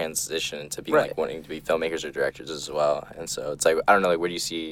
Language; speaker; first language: English; native; English